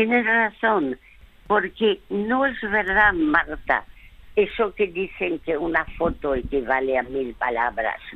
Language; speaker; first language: Spanish; early bilingual, other home language; French